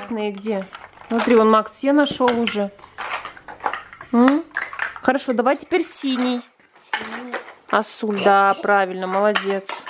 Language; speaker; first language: Russian; native; Russian